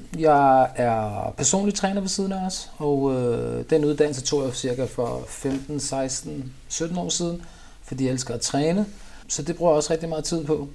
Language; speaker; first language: Danish; early bilingual, other home language; Urdu